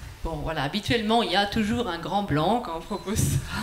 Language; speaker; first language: French; native; French